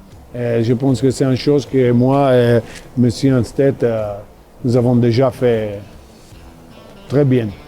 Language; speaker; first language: French; non-native, fluent; Italian